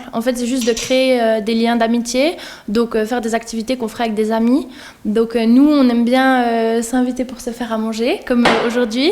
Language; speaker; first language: French; native; French